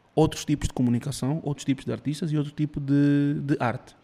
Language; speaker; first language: Portuguese; early bilingual, heritage; Spanish